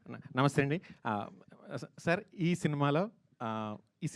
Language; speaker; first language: Telugu; native; Telugu